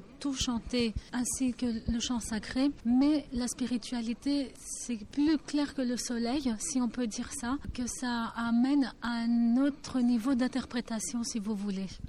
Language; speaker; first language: French; non-native, fluent; Greek